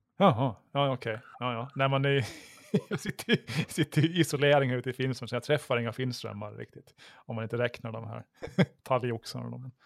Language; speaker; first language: Swedish; native; Swedish